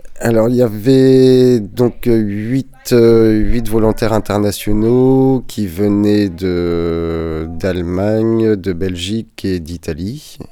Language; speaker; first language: French; native; French